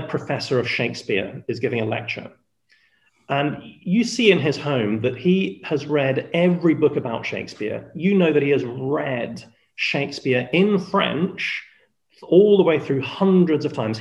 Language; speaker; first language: English; non-native, fluent; Spanish